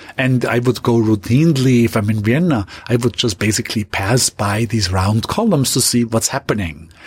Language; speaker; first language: English; non-native, fluent; German